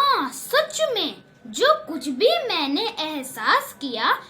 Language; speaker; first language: Hindi; native; Hindi